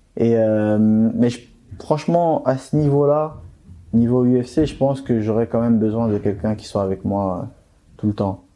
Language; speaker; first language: French; early bilingual, other home language; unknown